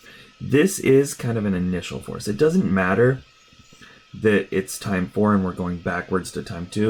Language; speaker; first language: English; native; English